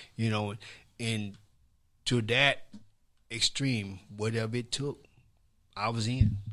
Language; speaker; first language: English; native; English